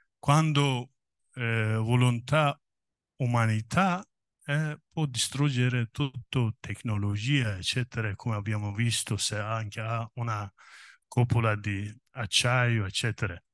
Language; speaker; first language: Italian; non-native, learner; Kurdish